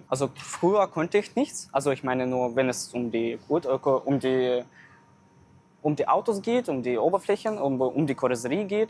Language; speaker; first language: German; non-native, fluent; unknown